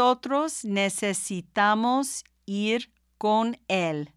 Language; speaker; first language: Spanish; non-native, fluent; English